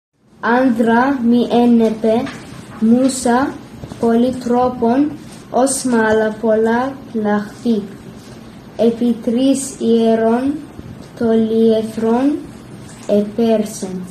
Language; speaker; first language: Greek; non-native, learner; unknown